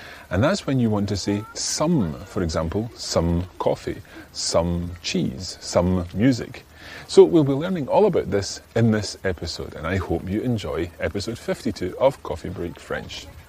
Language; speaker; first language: English; native; English